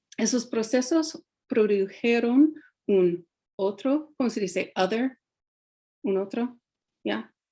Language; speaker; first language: Spanish; non-native, fluent; English